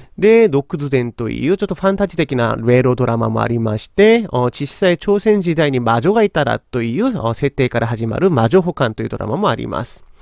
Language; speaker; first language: Japanese; non-native, fluent; Korean